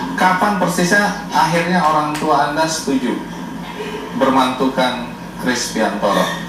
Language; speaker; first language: Indonesian; native; Indonesian